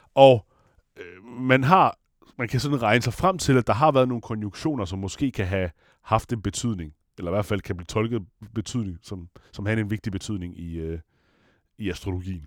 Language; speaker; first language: Danish; non-native, fluent; Italian